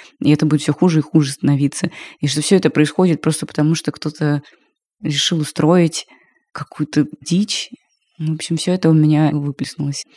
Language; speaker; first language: Russian; native; Russian